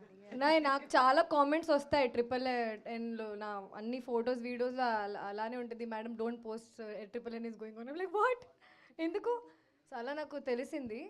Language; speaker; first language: Telugu; non-native, local second language; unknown